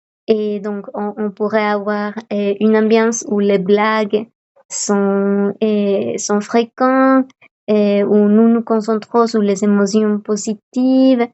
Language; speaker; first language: French; non-native, fluent; Spanish